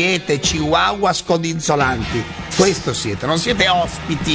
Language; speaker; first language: Italian; native; Italian